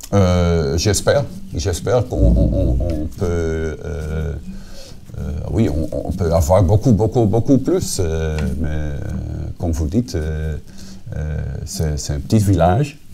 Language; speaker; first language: French; non-native, fluent; Dutch